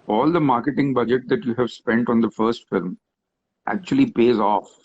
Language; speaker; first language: English; non-native, local second language; Hindi